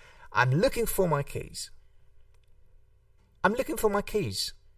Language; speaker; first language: English; non-native, fluent; Hungarian